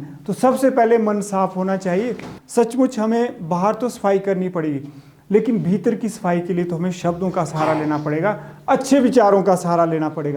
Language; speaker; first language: Hindi; native; Hindi